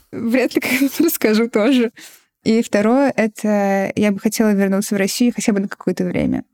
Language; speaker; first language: Russian; native; Russian